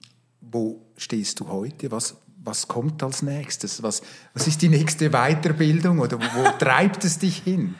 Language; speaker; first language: German; native; German